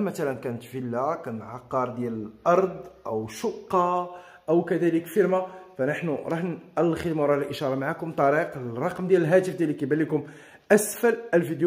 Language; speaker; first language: Arabic; native; Arabic